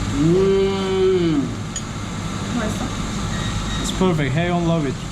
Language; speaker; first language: English; non-native, fluent; Turkish